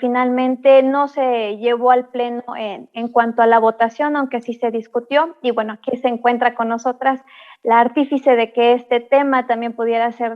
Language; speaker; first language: Spanish; native; Spanish